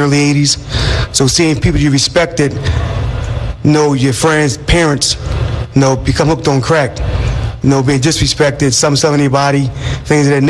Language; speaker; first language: English; native; English